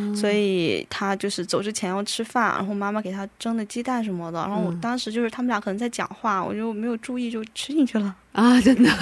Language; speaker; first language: Chinese; native; Chinese